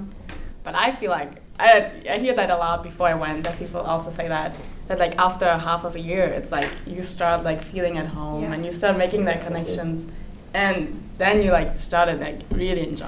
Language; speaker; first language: English; non-native, fluent; German